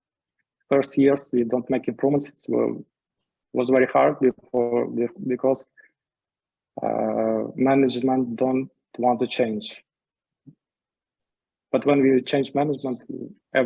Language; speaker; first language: English; non-native, learner; Ukrainian